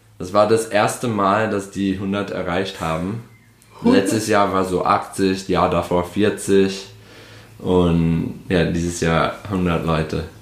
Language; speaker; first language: German; non-native, fluent; English